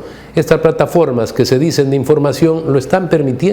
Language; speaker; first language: Spanish; native; Spanish